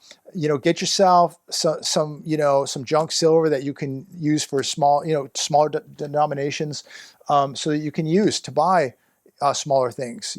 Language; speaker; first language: English; native; English